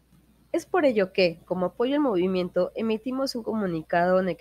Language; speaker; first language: Spanish; native; Spanish